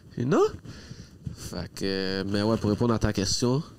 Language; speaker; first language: French; native; French